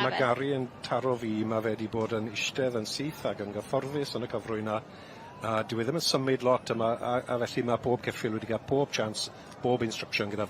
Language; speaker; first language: Welsh; native; Welsh